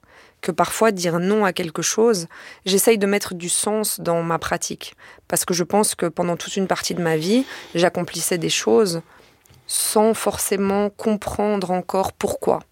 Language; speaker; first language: French; native; French